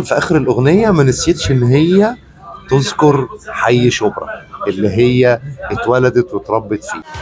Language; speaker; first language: Arabic; native; Arabic